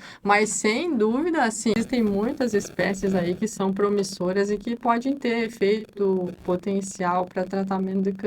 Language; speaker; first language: Portuguese; native; Portuguese